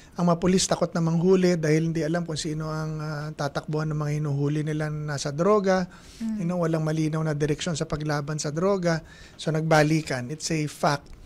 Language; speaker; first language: Filipino; native; Filipino